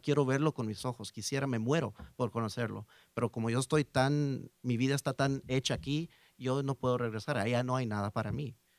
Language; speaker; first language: Spanish; early bilingual, heritage; Spanish